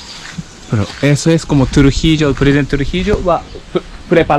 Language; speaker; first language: Spanish; non-native, learner; Japanese